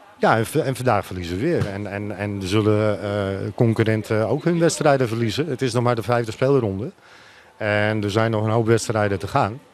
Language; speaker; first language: Dutch; native; Dutch